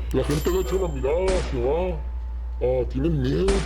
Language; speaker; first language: Spanish; native; Spanish